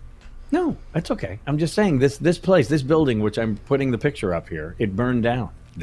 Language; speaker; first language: English; native; English